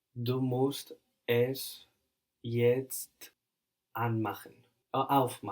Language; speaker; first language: German; non-native, learner; English